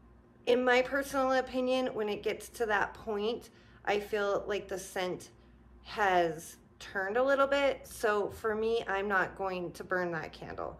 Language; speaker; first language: English; native; English